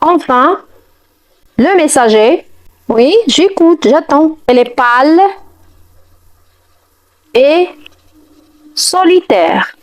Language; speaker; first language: French; non-native, fluent; Arabic